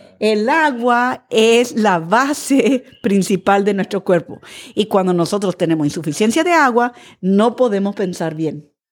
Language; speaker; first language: Spanish; early bilingual, other home language; English